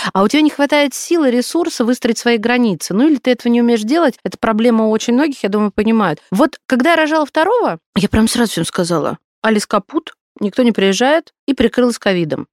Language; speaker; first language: Russian; native; Russian